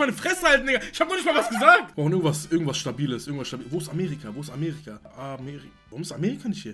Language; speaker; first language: German; early bilingual, other home language; Turkish